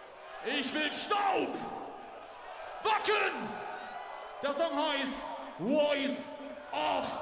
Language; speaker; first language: German; native; German